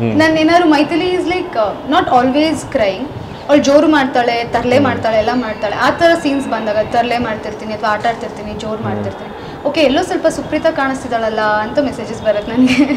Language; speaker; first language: Kannada; native; Kannada